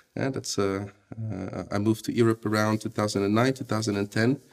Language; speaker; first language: English; non-native, fluent; Portuguese